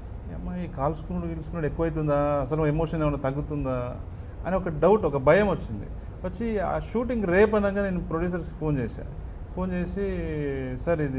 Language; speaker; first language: Telugu; native; Telugu